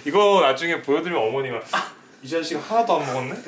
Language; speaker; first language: Korean; native; Korean